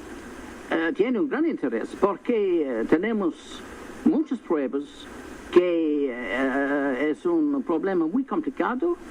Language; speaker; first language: Spanish; non-native, fluent; English